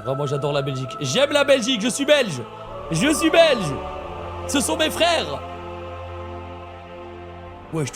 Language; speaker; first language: French; native; French